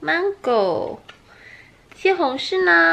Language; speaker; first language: Chinese; native; Chinese